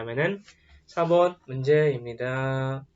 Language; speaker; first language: Korean; non-native, fluent; Indonesian